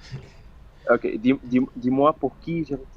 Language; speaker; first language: French; non-native, fluent; Portuguese